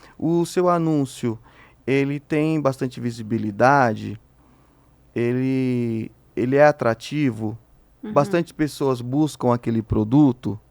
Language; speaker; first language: Portuguese; native; Portuguese